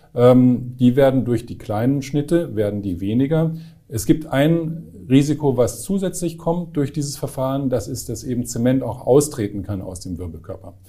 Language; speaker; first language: German; native; German